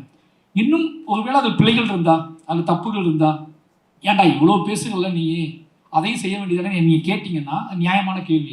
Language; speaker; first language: Tamil; native; Tamil